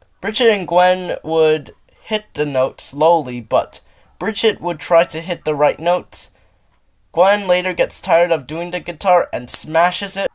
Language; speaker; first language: English; native; English